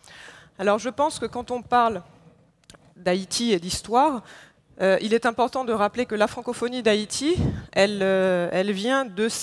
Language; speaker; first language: French; non-native, local second language; Haitian Creole